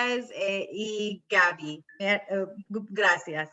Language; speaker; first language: Spanish; non-native, learner; English